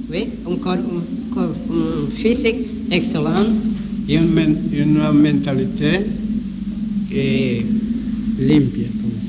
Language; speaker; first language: French; non-native, learner; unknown